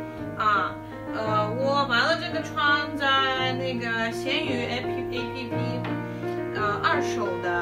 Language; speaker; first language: Chinese; non-native, fluent; Russian